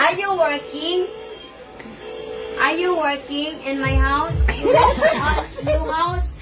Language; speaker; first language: English; non-native, learner; Filipino